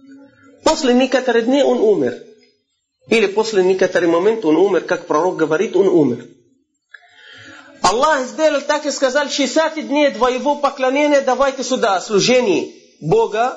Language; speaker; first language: Russian; non-native, fluent; Arabic